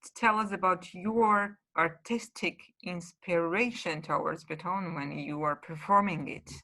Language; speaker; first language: English; non-native, fluent; Georgian